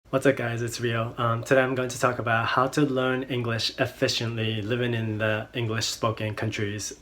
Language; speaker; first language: English; non-native, fluent; Japanese